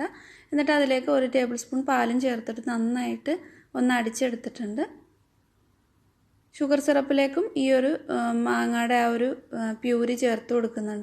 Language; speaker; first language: Malayalam; native; Malayalam